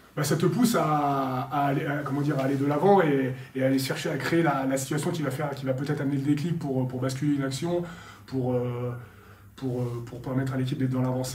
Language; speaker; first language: French; native; French